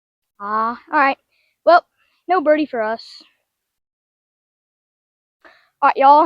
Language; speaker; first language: English; native; English